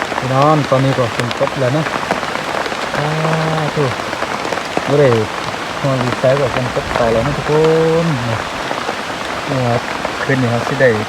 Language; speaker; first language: Thai; non-native, local second language; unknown